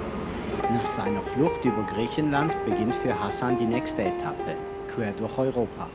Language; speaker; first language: German; native; German